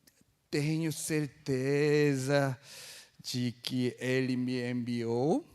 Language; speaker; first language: Portuguese; non-native, fluent; Korean